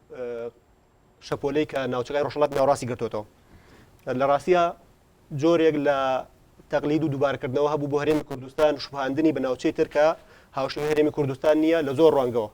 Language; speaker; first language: Central Kurdish; native; Central Kurdish